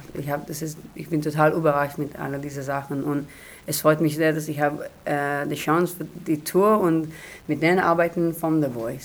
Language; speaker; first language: German; non-native, learner; Hebrew